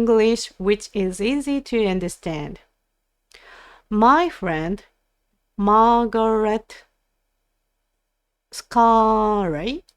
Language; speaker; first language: English; non-native, learner; Japanese